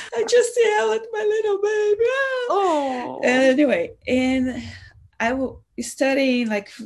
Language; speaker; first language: English; non-native, fluent; Portuguese